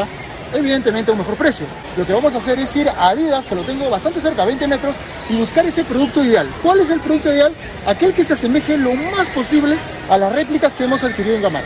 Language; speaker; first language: Spanish; native; Spanish